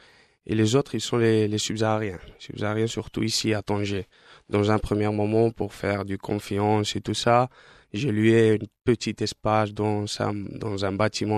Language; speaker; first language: French; non-native, fluent; Spanish